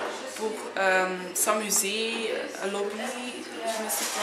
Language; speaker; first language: French; non-native, learner; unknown